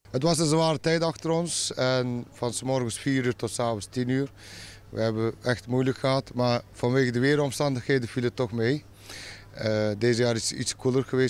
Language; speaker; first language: Dutch; non-native, fluent; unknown